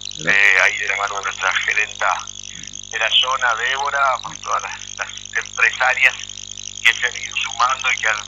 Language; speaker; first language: Spanish; native; Spanish